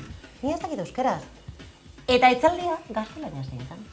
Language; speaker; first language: Basque; non-native, local second language; Spanish